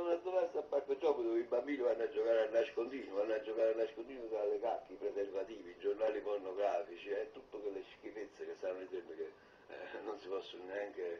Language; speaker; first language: Italian; native; Italian